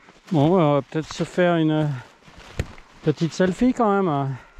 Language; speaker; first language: French; native; French